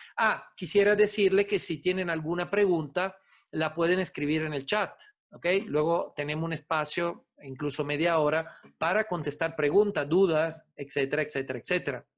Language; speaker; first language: Spanish; non-native, fluent; Italian